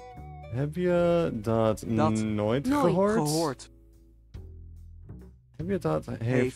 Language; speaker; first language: Dutch; non-native, learner; English